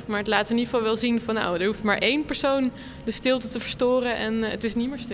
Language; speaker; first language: Dutch; native; Dutch